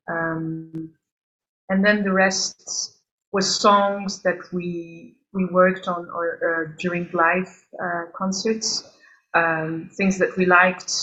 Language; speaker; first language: English; early bilingual, other home language; Albanian